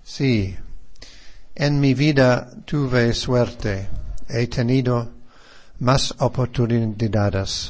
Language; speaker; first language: Spanish; non-native, fluent; English